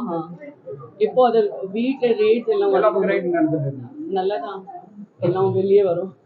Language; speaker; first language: Tamil; non-native, local second language; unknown